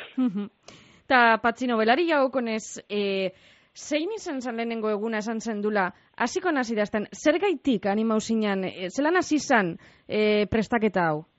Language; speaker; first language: Basque; native; Basque